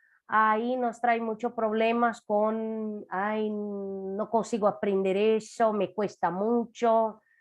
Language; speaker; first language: Spanish; non-native, fluent; Portuguese